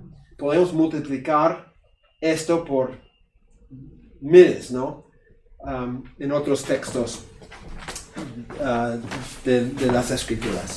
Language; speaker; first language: Spanish; non-native, fluent; English